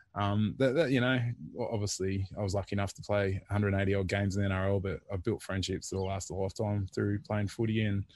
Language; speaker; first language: English; native; English